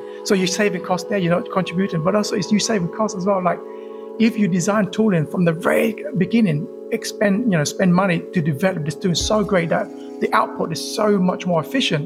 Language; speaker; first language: English; early bilingual, other home language; Vietnamese